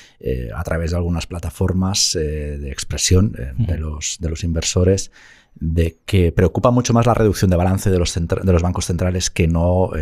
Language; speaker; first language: Spanish; native; Spanish